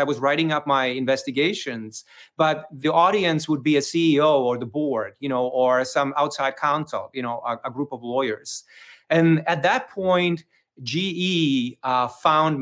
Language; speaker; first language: English; non-native, fluent; Czech